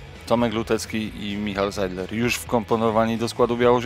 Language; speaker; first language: Polish; native; Polish